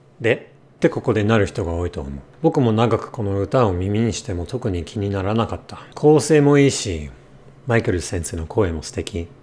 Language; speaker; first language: Japanese; non-native, fluent; English